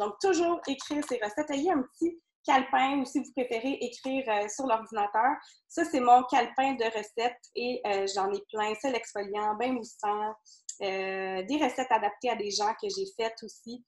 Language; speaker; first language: French; native; French